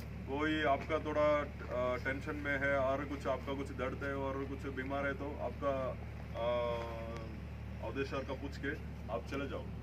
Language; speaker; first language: Hindi; non-native, local second language; Tamil